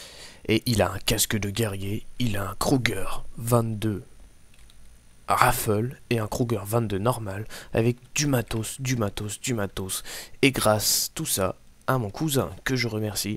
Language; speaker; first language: French; native; French